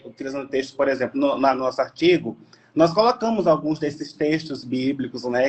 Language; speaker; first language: Portuguese; native; Portuguese